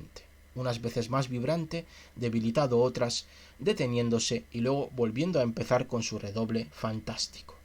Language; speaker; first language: Spanish; native; Spanish